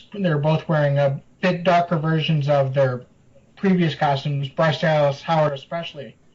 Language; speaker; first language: English; native; English